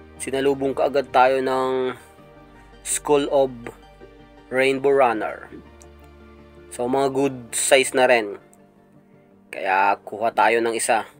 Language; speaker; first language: Filipino; non-native, local second language; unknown